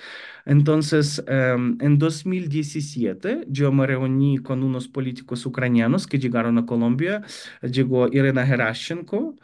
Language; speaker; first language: Spanish; non-native, fluent; Ukrainian